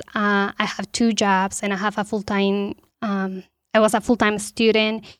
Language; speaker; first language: English; non-native, fluent; Spanish